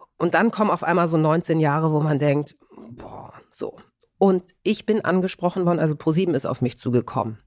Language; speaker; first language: German; early bilingual, other home language; Greek